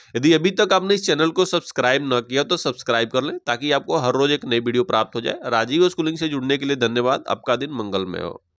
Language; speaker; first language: Hindi; native; Hindi